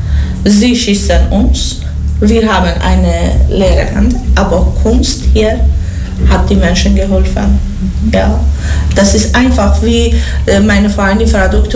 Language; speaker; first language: German; non-native, learner; Persian